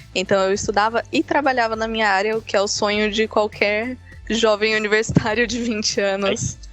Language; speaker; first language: Portuguese; native; Portuguese